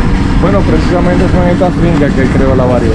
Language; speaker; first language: Spanish; native; Spanish